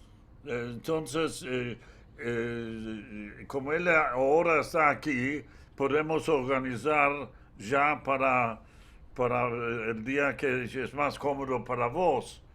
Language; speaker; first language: Spanish; non-native, fluent; Yiddish